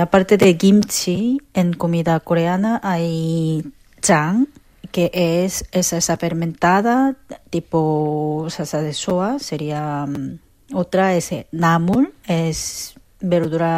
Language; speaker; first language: Spanish; non-native, learner; Korean